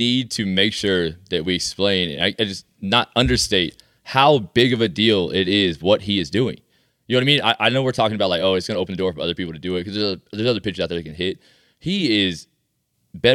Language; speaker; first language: English; native; English